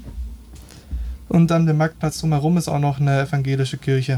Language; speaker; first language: German; native; German